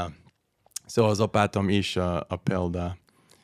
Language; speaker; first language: Hungarian; non-native, learner; English